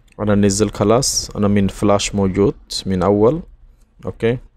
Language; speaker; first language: Arabic; non-native, learner; Bangla